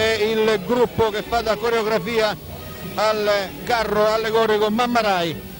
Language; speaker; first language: Italian; native; Italian